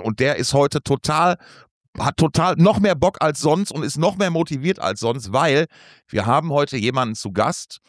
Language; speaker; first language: German; native; German